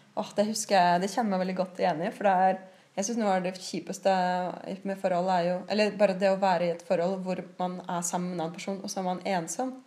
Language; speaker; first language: Norwegian; native; Norwegian